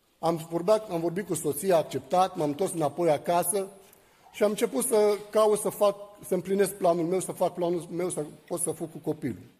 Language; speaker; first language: Romanian; non-native, fluent; Arabic